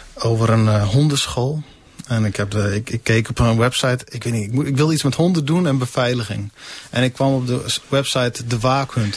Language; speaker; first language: Dutch; non-native, local second language; Western Frisian